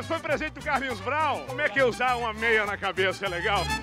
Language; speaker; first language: Portuguese; native; Portuguese